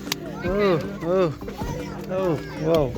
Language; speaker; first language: English; non-native, learner; Nepali